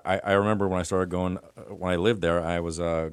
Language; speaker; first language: English; native; English